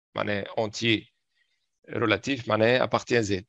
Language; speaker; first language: French; non-native, local second language; Arabic